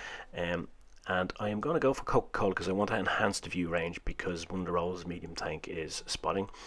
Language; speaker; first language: English; native; English